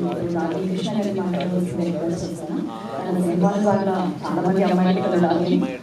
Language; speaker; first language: Telugu; native; Telugu